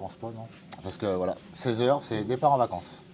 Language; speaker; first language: French; native; French